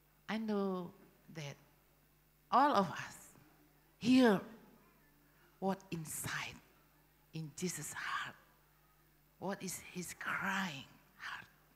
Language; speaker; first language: English; non-native, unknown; Indonesian